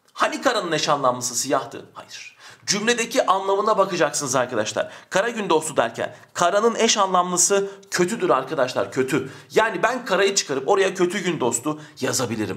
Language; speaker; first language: Turkish; native; Turkish